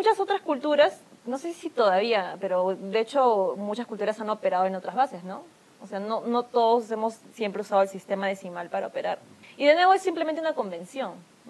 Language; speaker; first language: Spanish; native; Spanish